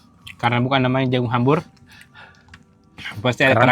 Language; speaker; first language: Malay; native; Malay